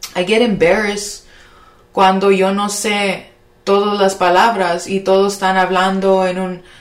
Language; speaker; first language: Spanish; early bilingual, heritage; Spanish